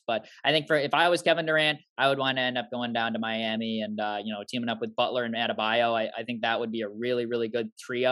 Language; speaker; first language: English; native; English